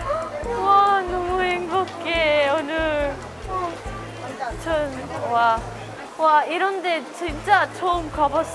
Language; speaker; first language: Korean; non-native, learner; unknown